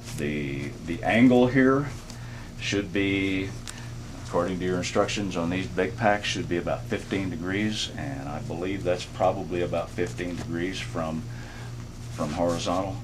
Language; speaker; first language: English; native; English